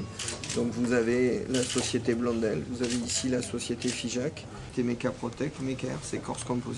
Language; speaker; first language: French; native; French